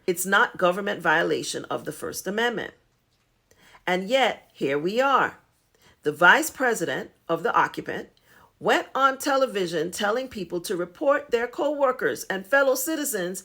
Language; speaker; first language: English; native; English